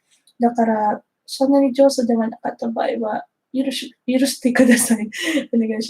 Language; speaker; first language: Japanese; non-native, fluent; Filipino